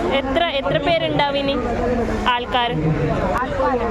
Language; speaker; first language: Malayalam; non-native, local second language; Kannada